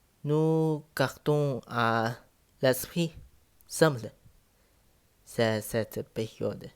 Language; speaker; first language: French; non-native, learner; Chinese